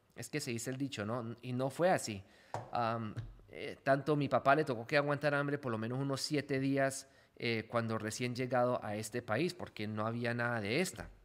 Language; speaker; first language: Spanish; early bilingual, heritage; Spanish